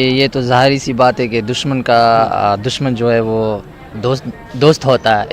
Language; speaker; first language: Hindi; non-native, local second language; Pashto